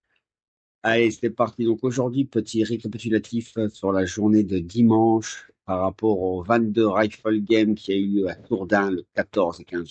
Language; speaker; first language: French; native; French